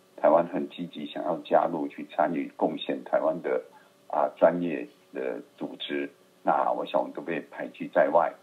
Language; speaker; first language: Chinese; native; Chinese